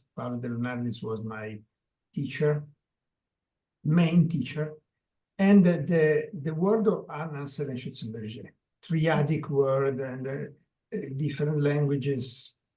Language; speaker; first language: English; non-native, learner; Italian